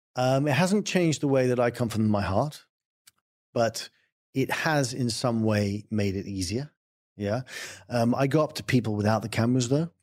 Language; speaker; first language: English; native; English